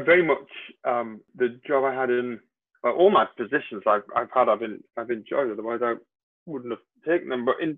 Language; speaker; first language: English; native; English